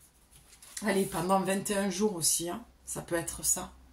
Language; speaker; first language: French; native; French